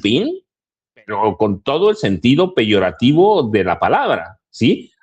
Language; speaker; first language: Spanish; native; Spanish